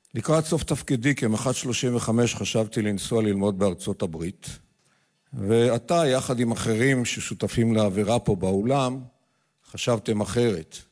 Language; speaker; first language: Hebrew; native; Hebrew